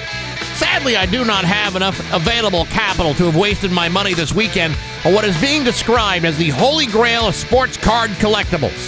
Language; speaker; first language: English; native; English